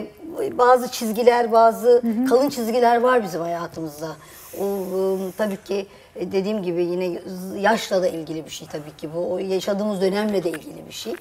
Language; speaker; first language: Turkish; native; Turkish